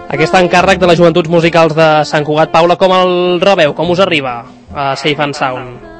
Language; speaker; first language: Catalan; native; Catalan